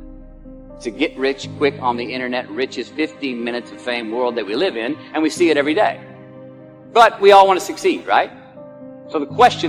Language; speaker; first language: English; native; English